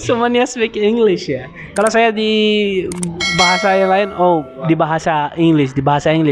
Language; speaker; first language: Indonesian; non-native, learner; Arabic